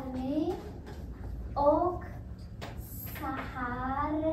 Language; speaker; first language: Swedish; non-native, fluent; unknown